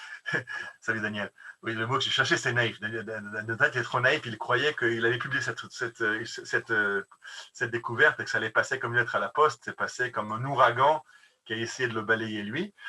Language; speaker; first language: French; native; French